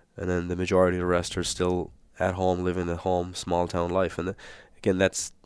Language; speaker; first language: English; native; English